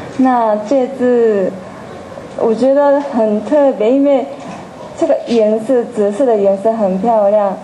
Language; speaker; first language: Chinese; non-native, fluent; Japanese